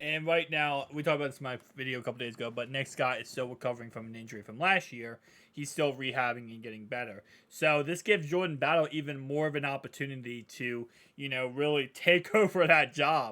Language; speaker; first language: English; native; English